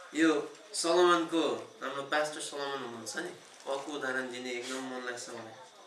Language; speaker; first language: Nepali; non-native, fluent; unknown